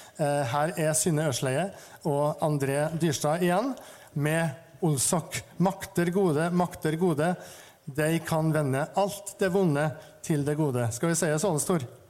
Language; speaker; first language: Norwegian; native; Norwegian